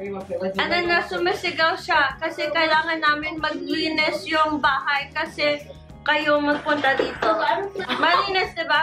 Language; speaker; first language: Filipino; early bilingual, heritage; English